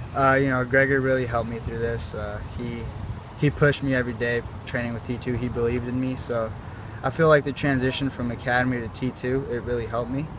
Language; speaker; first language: English; native; English